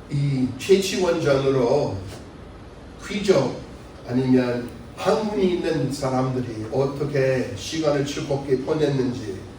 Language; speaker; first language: Korean; non-native, fluent; English